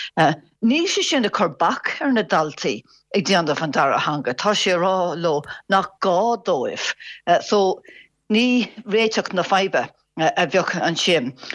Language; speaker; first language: Irish; non-native, local second language; English